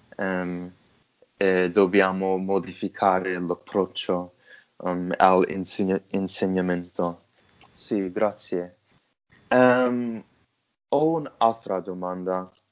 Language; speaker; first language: Italian; non-native, learner; English